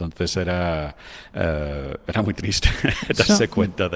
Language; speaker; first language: Spanish; non-native, fluent; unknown